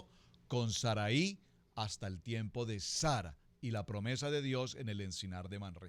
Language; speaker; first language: Spanish; native; Spanish